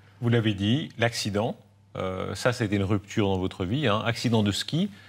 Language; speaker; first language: French; native; French